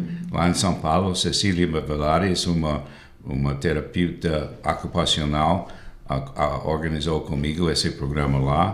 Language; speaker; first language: Portuguese; non-native, fluent; English